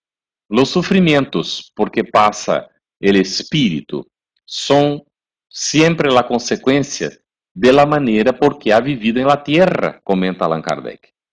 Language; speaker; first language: Spanish; non-native, fluent; Portuguese